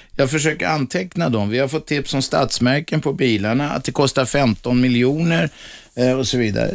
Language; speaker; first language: Swedish; native; Swedish